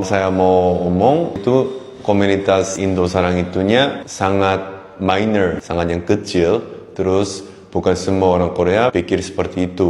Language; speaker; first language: Indonesian; non-native, fluent; Korean